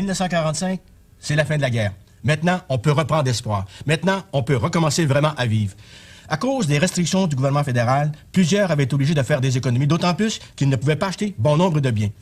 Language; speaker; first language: French; native; French